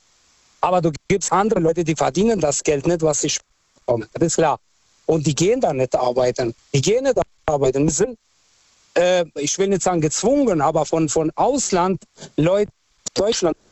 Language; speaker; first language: German; early bilingual, other home language; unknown